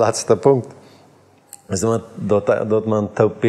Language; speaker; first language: German; non-native, learner; Plautdietsch